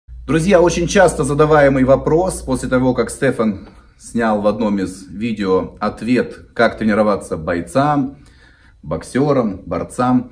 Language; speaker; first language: Russian; native; Russian